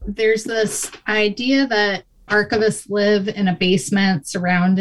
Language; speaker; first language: English; native; English